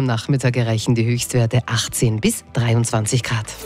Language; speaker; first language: German; native; German